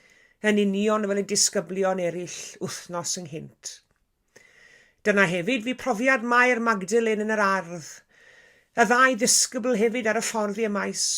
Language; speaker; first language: Welsh; native; Welsh